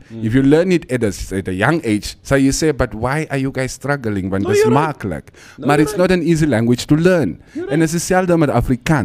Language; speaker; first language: English; non-native, local second language; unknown